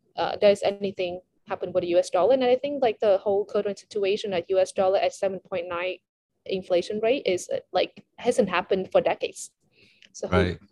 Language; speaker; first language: English; non-native, fluent; Vietnamese